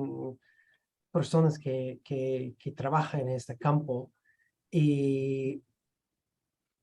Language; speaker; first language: Spanish; non-native, fluent; English